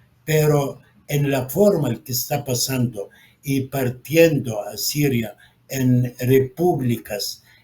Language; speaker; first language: Spanish; non-native, fluent; Arabic